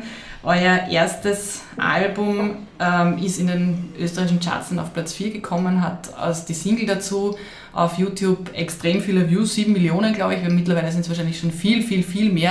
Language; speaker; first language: German; native; German